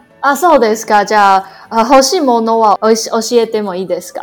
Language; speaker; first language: Japanese; non-native, learner; Chinese